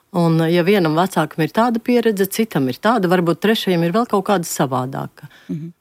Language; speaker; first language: Latvian; native; Latvian